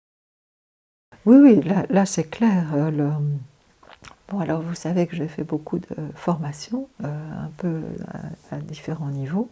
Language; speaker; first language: French; native; French